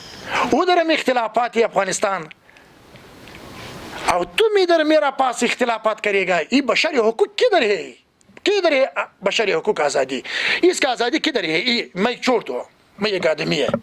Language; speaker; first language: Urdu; non-native, learner; Pashto